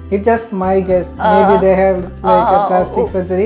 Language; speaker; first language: English; non-native, local second language; Tamil